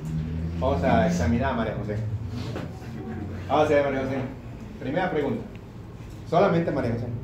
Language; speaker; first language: Spanish; native; Spanish